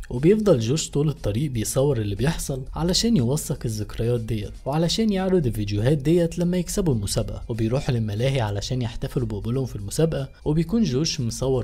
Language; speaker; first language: Arabic; native; Arabic